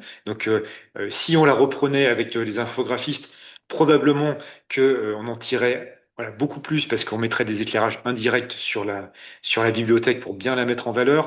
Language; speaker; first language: French; native; French